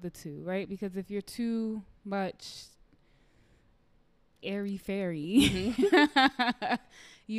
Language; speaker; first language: English; native; English